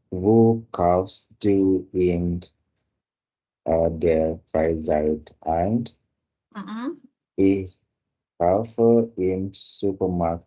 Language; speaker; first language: German; non-native, learner; Indonesian